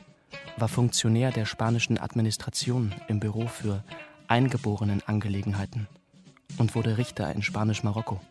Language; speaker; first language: German; native; German